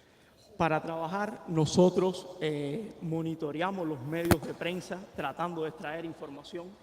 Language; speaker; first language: Spanish; native; Spanish